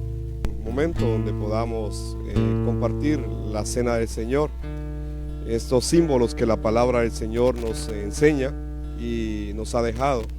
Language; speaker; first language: Spanish; native; Spanish